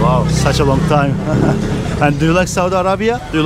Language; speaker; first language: English; non-native, learner; Turkish